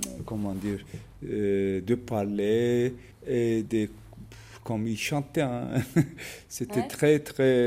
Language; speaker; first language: French; non-native, fluent; Turkish